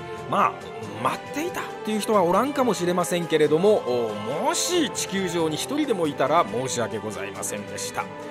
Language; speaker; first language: Japanese; native; Japanese